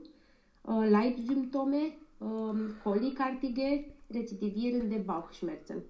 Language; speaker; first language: German; non-native, learner; Romanian